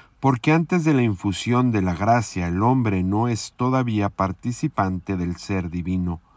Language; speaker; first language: Spanish; native; Spanish